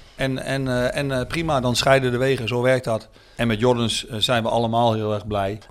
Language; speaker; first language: Dutch; native; Dutch